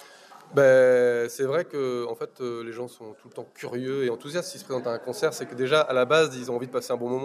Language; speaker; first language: French; native; French